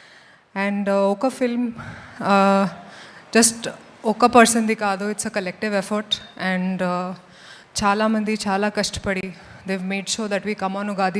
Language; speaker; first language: Telugu; non-native, fluent; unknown